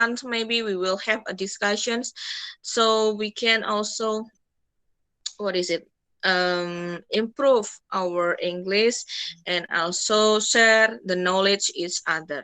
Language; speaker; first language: English; non-native, fluent; Indonesian